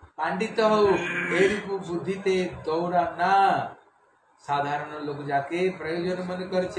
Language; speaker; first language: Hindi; non-native, local second language; Bangla